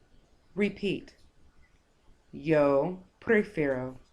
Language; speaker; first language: Spanish; non-native, fluent; English